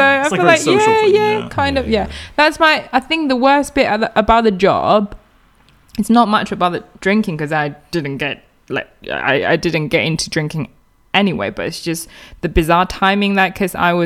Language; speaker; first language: English; non-native, fluent; Chinese